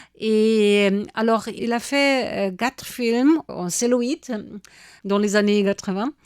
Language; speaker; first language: French; non-native, fluent; German